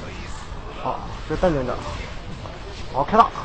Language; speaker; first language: Chinese; native; Chinese